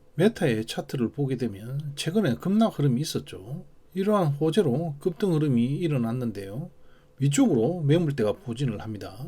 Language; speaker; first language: Korean; native; Korean